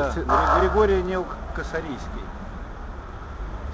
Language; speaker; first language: Russian; native; Russian